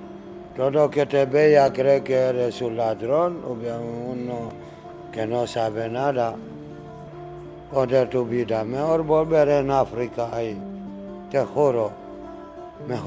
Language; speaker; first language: Spanish; non-native, learner; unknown